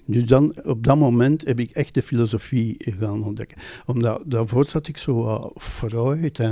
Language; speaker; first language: Dutch; native; Dutch